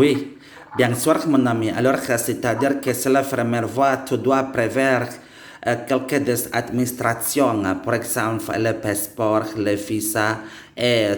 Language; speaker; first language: French; non-native, learner; Indonesian